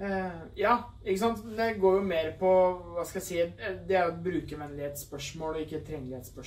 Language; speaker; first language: Norwegian; native; Norwegian